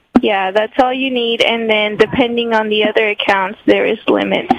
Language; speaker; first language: English; early bilingual, other home language; Spanish